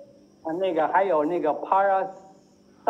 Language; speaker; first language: Chinese; native; Chinese